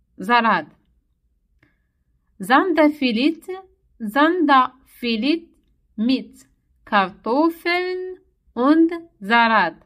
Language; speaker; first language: German; non-native, learner; Arabic